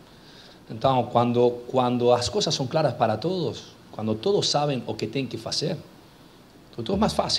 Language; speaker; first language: Portuguese; non-native, fluent; Spanish